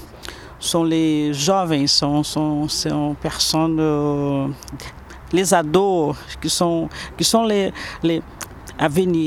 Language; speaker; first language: French; non-native, learner; Portuguese